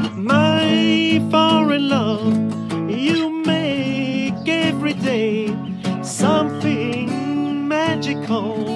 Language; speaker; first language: English; non-native, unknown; French